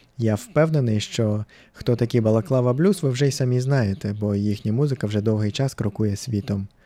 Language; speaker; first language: Ukrainian; native; Ukrainian